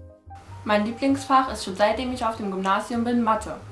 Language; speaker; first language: German; native; German